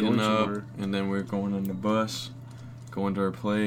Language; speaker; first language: English; non-native, fluent; Danish